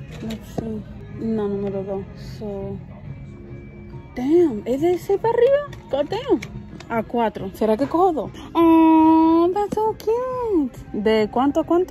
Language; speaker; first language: Spanish; early bilingual, other home language; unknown